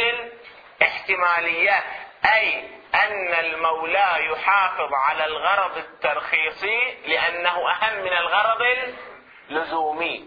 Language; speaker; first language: Arabic; native; Arabic